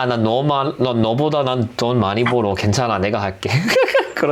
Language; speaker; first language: Korean; non-native, fluent; English